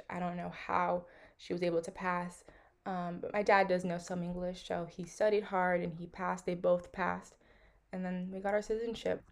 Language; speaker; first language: English; early bilingual, other home language; Portuguese